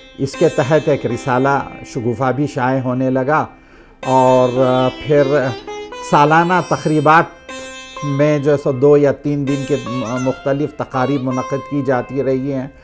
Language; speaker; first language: Urdu; native; Urdu